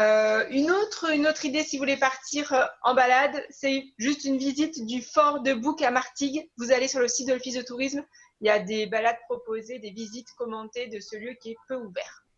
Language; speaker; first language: French; native; French